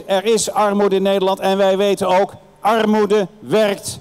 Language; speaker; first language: Dutch; native; Dutch